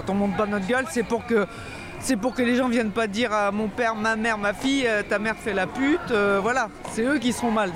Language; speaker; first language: French; native; French